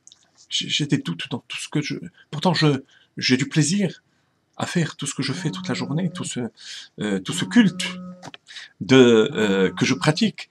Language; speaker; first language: French; native; French